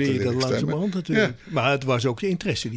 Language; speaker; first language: Dutch; native; Dutch